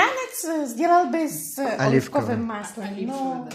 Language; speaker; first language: Russian; non-native, learner; Czech